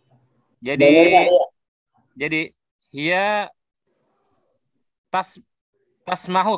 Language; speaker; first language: Indonesian; native; Indonesian